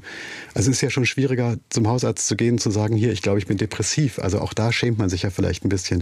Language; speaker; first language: German; native; German